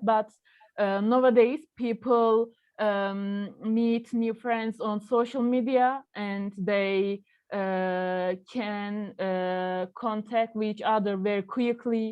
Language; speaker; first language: English; non-native, learner; Turkish